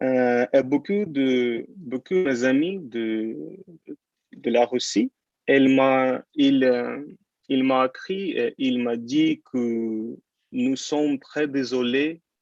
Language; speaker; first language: French; non-native, learner; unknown